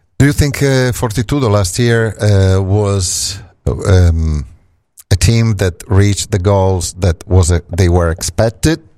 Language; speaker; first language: English; non-native, fluent; Italian